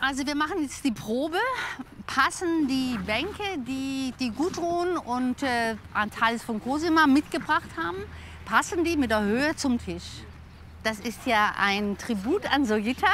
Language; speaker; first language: German; native; German